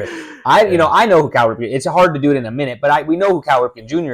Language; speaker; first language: English; native; English